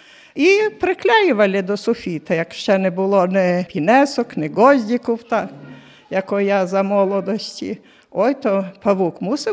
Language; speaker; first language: Ukrainian; native; Ukrainian